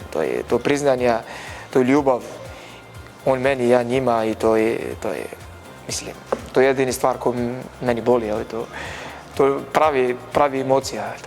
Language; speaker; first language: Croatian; non-native, learner; Arabic